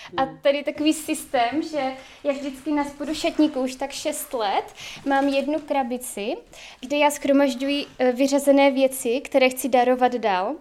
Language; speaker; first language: Czech; native; Czech